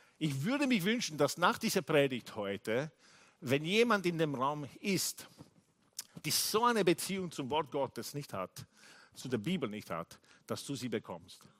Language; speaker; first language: German; non-native, fluent; English